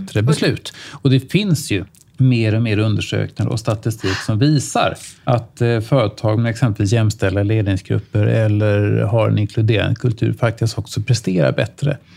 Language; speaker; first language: Swedish; native; Swedish